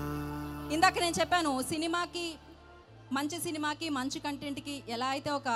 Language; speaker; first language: Telugu; native; Telugu